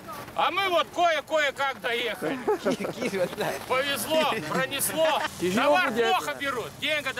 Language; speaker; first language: Russian; native; Russian